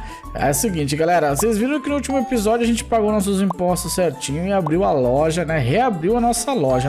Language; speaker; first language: Portuguese; native; Portuguese